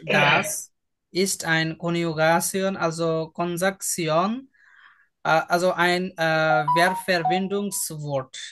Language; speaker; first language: German; non-native, local second language; Bangla